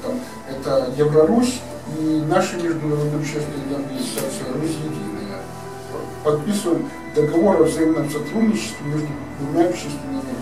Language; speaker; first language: Russian; native; Russian